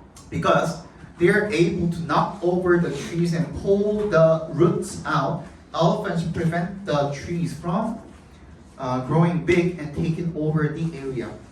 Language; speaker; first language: English; non-native, fluent; Korean